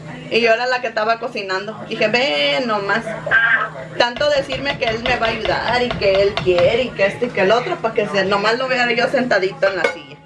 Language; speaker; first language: Spanish; early bilingual, heritage; Spanish